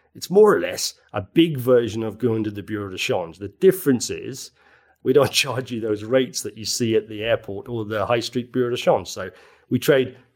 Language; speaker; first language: English; native; English